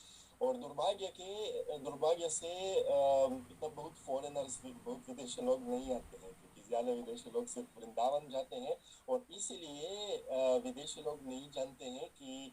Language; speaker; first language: Hindi; non-native, fluent; Russian